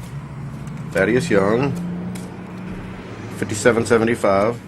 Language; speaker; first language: English; native; English